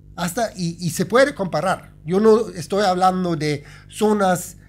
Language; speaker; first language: Spanish; non-native, fluent; German